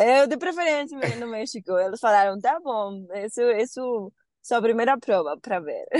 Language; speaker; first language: Portuguese; non-native, learner; Spanish